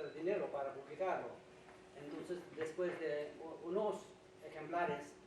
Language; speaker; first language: Spanish; non-native, fluent; Hindi